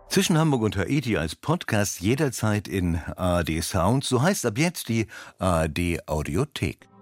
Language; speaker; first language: German; native; German